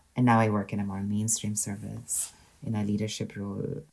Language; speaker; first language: English; non-native, local second language; Hindi